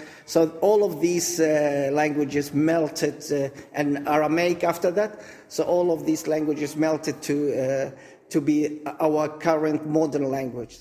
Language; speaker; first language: English; non-native, fluent; Assyrian Neo-Aramaic